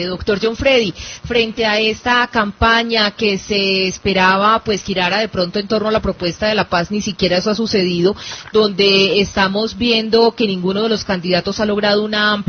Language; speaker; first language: Spanish; native; Spanish